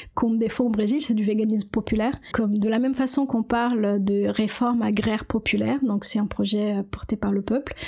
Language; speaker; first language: French; non-native, fluent; Portuguese